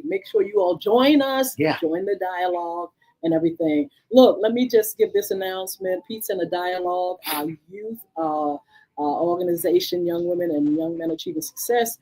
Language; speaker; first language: English; native; English